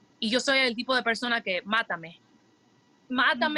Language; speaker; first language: Spanish; early bilingual, heritage; Spanish